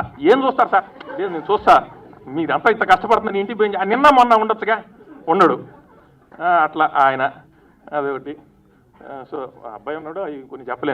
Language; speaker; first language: Telugu; native; Telugu